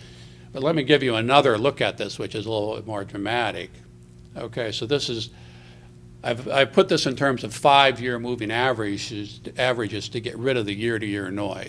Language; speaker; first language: English; native; English